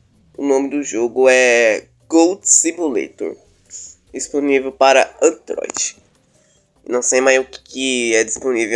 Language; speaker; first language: Portuguese; native; Portuguese